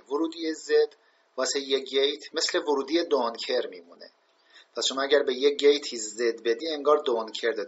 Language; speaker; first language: Persian; native; Persian